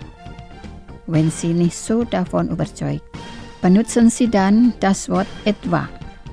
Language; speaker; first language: German; non-native, fluent; Indonesian